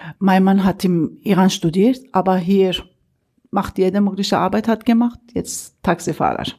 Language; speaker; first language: German; non-native, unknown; Armenian